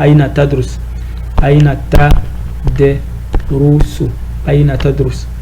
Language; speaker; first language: Arabic; non-native, fluent; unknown